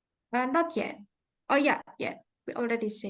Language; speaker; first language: English; non-native, fluent; Indonesian